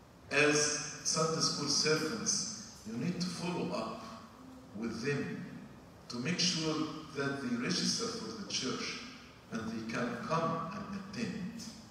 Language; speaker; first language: English; non-native, fluent; Arabic